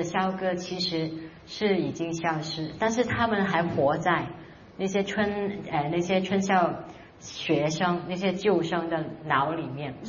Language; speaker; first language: Chinese; non-native, local second language; Cantonese